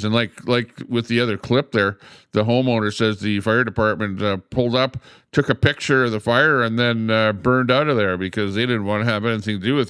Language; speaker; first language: English; native; English